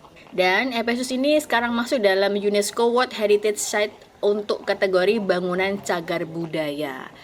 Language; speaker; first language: Indonesian; native; Indonesian